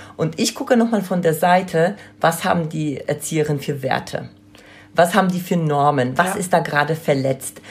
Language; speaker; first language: German; non-native, fluent; Polish